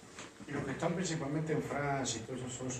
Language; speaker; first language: Spanish; native; Spanish